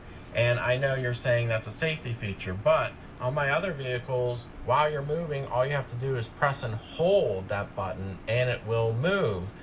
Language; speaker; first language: English; native; English